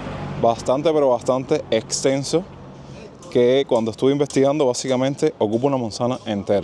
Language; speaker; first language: Spanish; native; Spanish